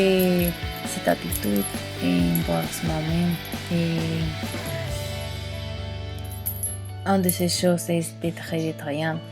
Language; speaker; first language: French; non-native, learner; Spanish